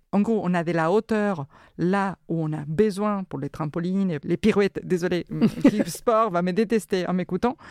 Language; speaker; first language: French; non-native, fluent; Spanish